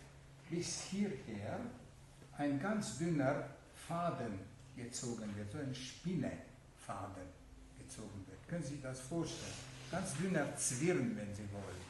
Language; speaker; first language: German; non-native, fluent; Hungarian